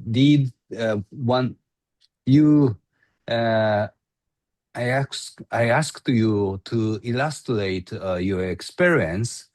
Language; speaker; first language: English; non-native, learner; Japanese